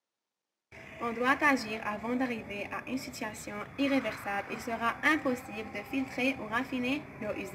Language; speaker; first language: French; non-native, learner; Arabic